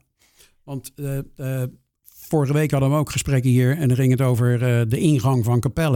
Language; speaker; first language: Dutch; native; Dutch